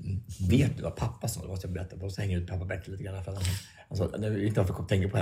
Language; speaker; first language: Swedish; native; Swedish